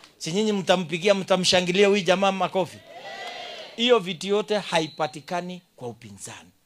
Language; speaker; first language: Swahili; non-native, local second language; Kalenjin